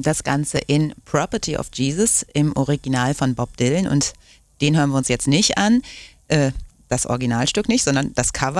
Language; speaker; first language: German; native; German